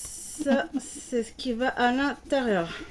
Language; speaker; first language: French; native; French